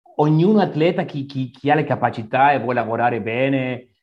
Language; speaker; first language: Italian; non-native, learner; Spanish